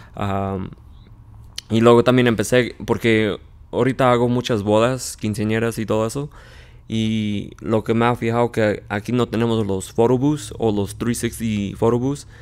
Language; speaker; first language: Spanish; early bilingual, heritage; Spanish